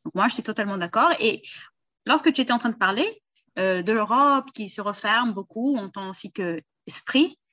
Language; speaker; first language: French; early bilingual, heritage; Portuguese